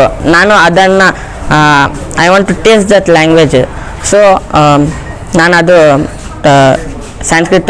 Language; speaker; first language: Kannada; non-native, local second language; Urdu